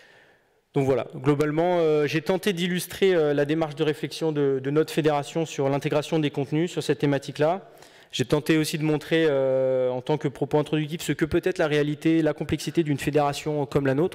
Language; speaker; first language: French; native; French